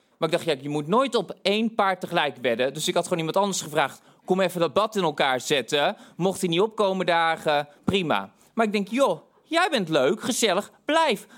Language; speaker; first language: Dutch; native; Dutch